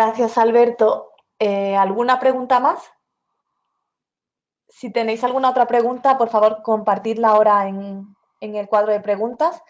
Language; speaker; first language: Spanish; native; Spanish